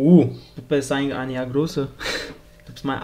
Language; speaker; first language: German; non-native, learner; Bulgarian